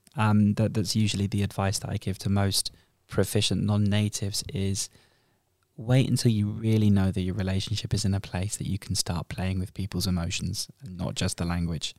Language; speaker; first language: English; native; English